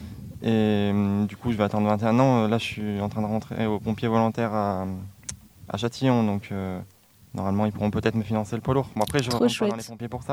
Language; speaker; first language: French; native; French